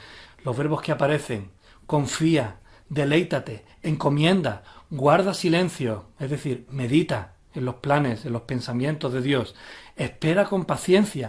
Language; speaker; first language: Spanish; native; Spanish